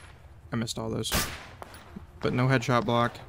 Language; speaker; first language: English; native; English